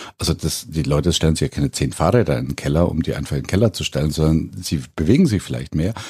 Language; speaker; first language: German; native; German